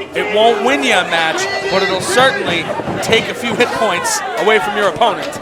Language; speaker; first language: English; native; English